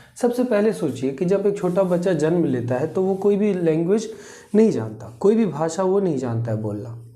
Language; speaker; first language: Hindi; native; Hindi